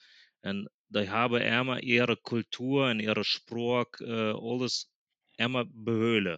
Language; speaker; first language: German; early bilingual, other home language; Plautdietsch